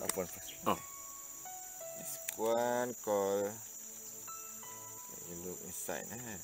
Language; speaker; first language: English; non-native, learner; Malay